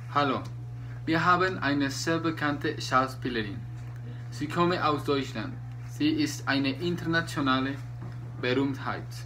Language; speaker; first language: German; non-native, learner; Spanish